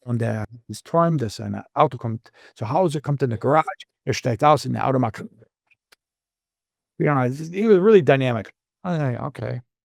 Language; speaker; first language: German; non-native, learner; English